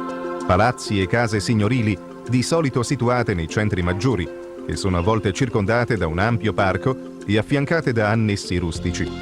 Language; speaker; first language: Italian; native; Italian